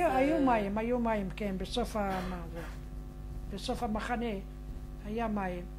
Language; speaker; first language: Hebrew; non-native, fluent; Arabic